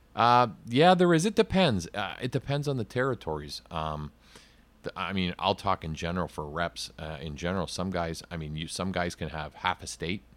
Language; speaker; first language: English; native; English